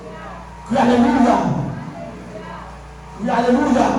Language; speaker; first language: French; non-native, local second language; Haitian Creole